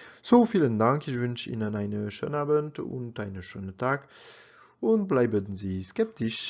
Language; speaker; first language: German; non-native, learner; French